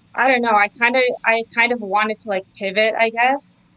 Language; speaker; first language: English; native; English